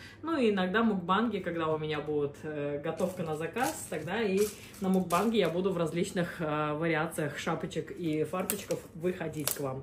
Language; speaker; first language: Russian; native; Russian